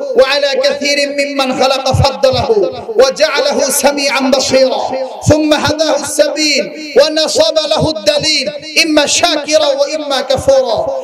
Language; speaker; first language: Arabic; non-native, fluent; Bangla